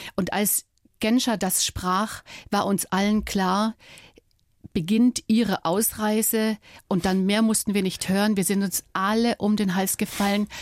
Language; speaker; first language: German; native; German